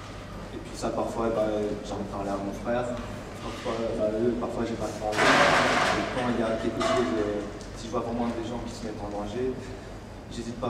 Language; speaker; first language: French; native; French